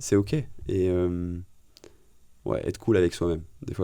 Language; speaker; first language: French; native; French